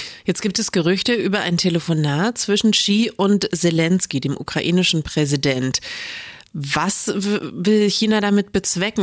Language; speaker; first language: German; native; German